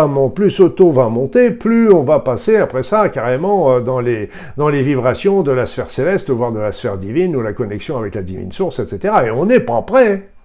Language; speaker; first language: French; native; French